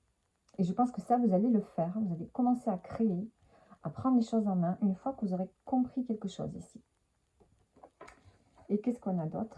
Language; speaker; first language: French; native; French